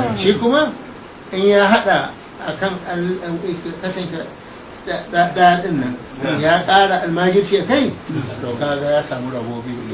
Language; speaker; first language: Hausa; non-native, local second language; Arabic